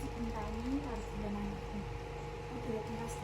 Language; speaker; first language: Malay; non-native, local second language; Javanese